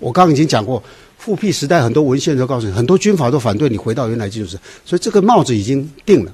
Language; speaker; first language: Chinese; native; Chinese